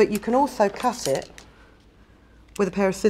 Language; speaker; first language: English; native; English